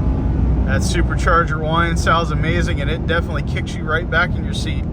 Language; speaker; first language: English; native; English